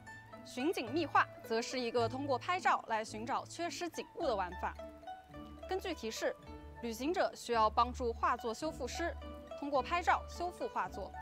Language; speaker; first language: Chinese; native; Chinese